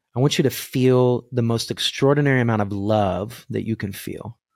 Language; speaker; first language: English; native; English